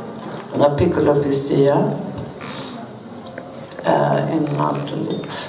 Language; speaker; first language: Italian; non-native, learner; Swedish